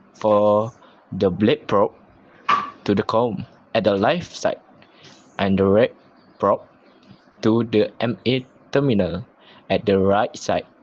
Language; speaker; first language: English; non-native, local second language; Malay